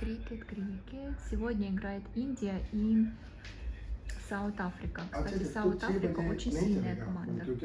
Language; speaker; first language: Russian; native; Russian